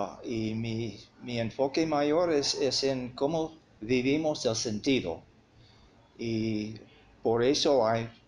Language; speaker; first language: Spanish; non-native, fluent; English